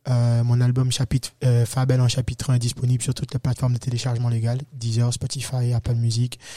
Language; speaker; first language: French; native; French